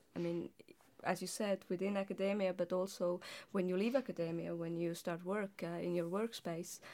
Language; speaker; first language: English; non-native, fluent; Estonian